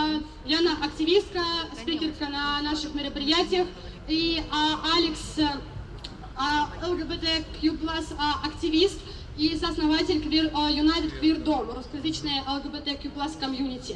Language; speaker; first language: Russian; native; Russian